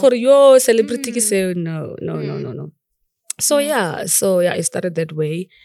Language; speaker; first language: English; non-native, local second language; Tswana